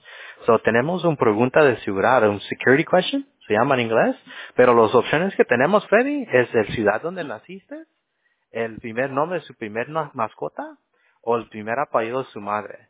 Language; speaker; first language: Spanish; early bilingual, heritage; English